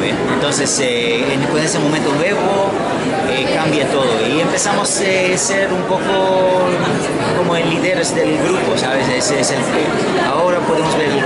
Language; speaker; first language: Spanish; non-native, fluent; Hebrew